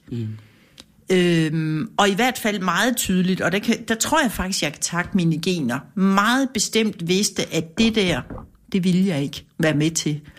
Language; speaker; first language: Danish; native; Danish